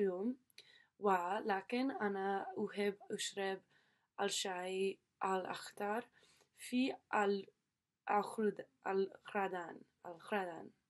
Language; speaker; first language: Arabic; non-native, learner; English